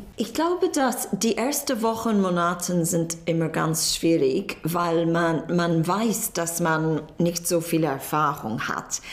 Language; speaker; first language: German; non-native, fluent; English